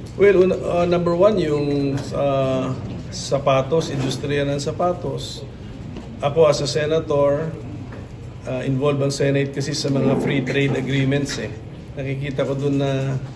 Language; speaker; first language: Filipino; native; Filipino